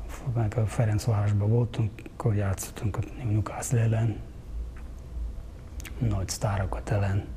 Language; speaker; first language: Hungarian; non-native, fluent; Ukrainian